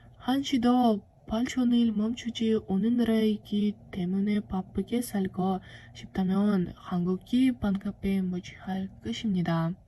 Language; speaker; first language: Korean; non-native, learner; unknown